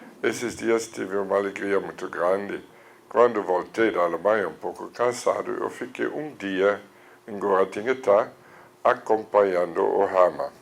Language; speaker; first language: Portuguese; non-native, fluent; German